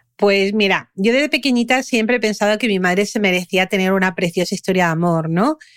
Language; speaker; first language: Spanish; native; Spanish